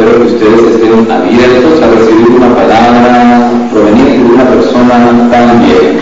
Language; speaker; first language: Spanish; native; Spanish